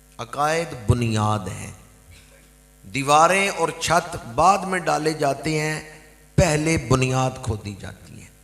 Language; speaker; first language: Urdu; non-native, local second language; Punjabi